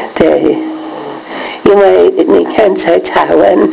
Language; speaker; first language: Chinese; non-native, fluent; English